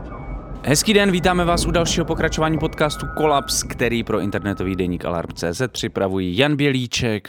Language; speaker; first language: Czech; native; Czech